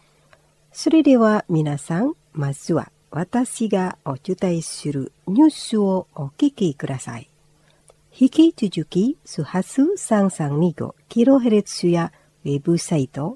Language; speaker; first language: Japanese; non-native, local second language; Indonesian